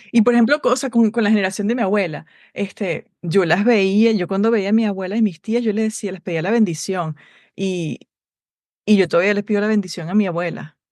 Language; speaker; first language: Spanish; native; Spanish